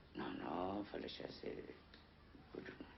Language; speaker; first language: French; non-native, learner; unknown